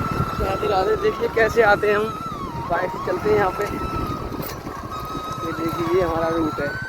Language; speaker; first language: Hindi; native; Hindi